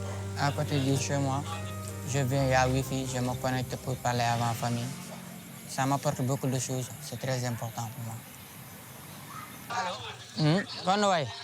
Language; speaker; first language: French; non-native, local second language; Wolof